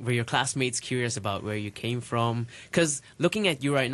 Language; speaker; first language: English; non-native, local second language; Bangla